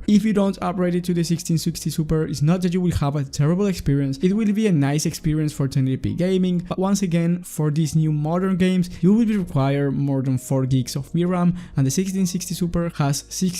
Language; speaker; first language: English; non-native, fluent; Spanish